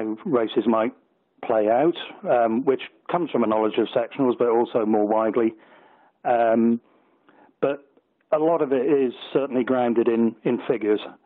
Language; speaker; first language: English; native; English